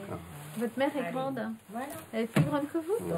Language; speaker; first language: French; native; French